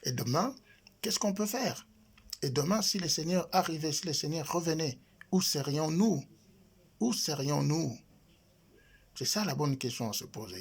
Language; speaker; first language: French; non-native, local second language; Lingala